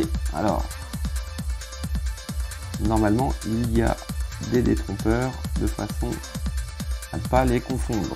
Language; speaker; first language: French; native; French